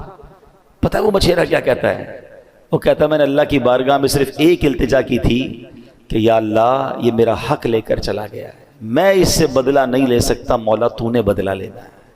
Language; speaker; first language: Urdu; native; Urdu